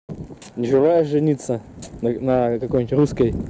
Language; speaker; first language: Russian; native; Russian